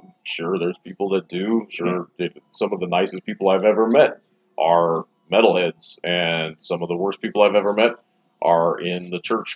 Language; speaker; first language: English; native; English